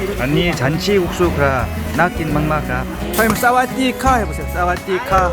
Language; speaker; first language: Thai; non-native, learner; Korean